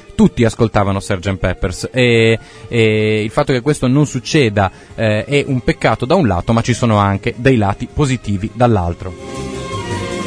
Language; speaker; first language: Italian; native; Italian